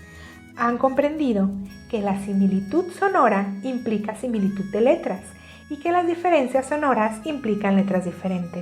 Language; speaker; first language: Spanish; native; Spanish